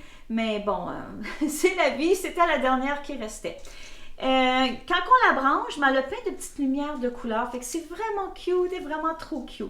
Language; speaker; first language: French; native; French